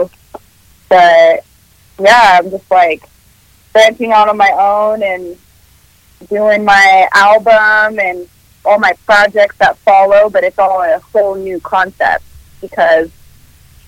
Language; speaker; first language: English; early bilingual, other home language; Spanish